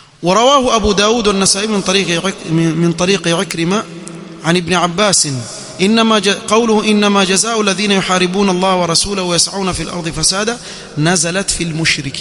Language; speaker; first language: Arabic; non-native, fluent; Swahili